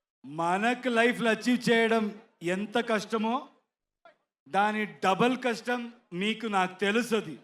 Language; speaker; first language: Telugu; non-native, learner; Kannada